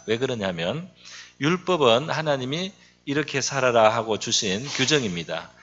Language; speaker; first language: Korean; native; Korean